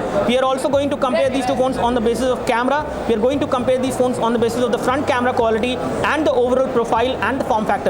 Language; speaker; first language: English; non-native, local second language; Hindi